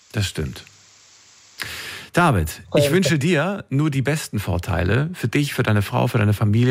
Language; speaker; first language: German; native; German